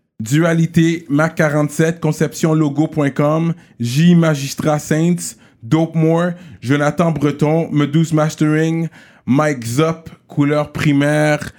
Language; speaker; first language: French; native; French